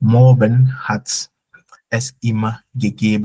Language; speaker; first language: German; non-native, fluent; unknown